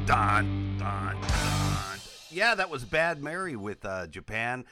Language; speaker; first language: English; native; English